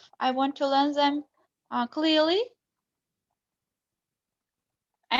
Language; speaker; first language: English; non-native, learner; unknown